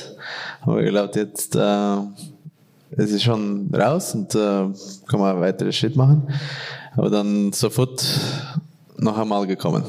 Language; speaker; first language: German; non-native, fluent; Norwegian